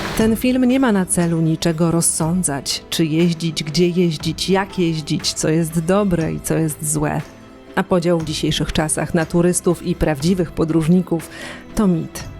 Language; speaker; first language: Polish; native; Polish